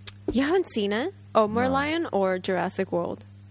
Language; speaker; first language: English; non-native, fluent; Japanese